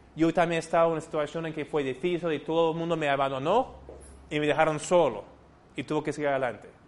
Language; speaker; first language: Spanish; non-native, fluent; English